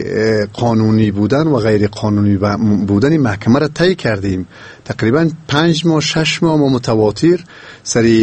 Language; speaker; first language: Persian; native; Persian